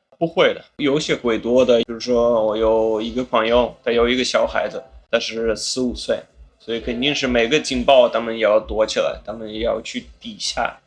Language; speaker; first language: Chinese; non-native, fluent; Ukrainian